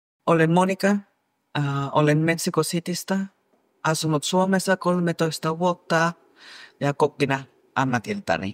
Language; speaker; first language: Finnish; non-native, fluent; Spanish